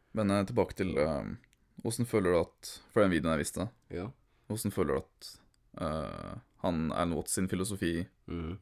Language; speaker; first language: Norwegian; early bilingual, other home language; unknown